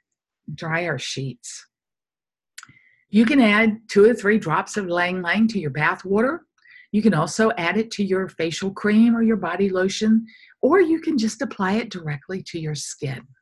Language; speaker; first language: English; native; English